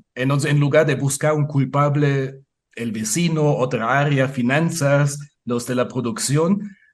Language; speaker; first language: Spanish; non-native, fluent; German